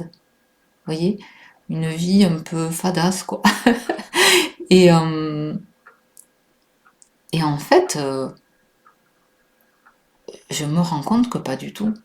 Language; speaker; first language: French; native; French